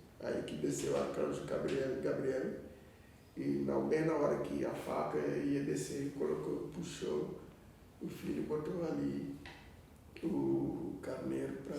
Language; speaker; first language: Portuguese; non-native, fluent; Wolof